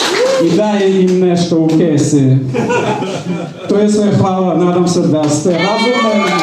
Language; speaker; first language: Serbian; non-native, fluent; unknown